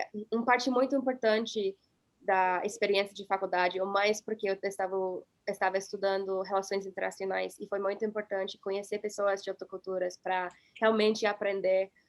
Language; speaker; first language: Portuguese; non-native, fluent; English